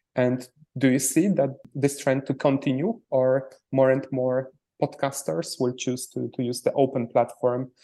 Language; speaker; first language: English; non-native, fluent; Polish